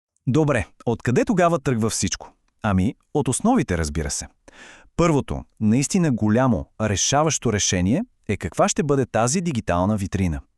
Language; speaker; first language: Bulgarian; native; Bulgarian